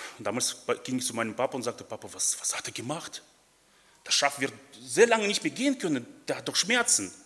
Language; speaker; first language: German; non-native, fluent; Russian